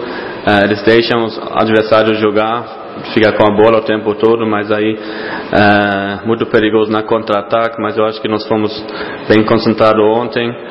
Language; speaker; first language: Portuguese; non-native, fluent; German